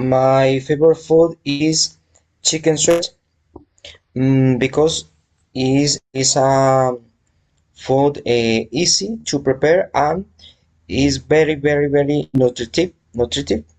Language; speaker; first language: English; non-native, learner; Spanish